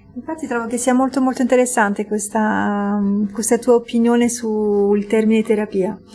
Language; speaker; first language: Italian; non-native, fluent; French